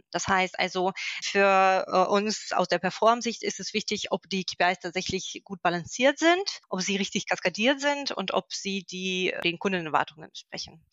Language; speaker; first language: German; non-native, fluent; Russian